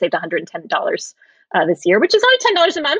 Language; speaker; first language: English; native; English